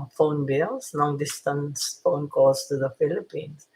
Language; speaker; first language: English; non-native, local second language; Filipino